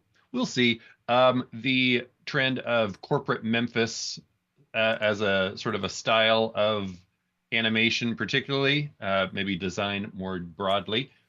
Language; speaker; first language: English; native; English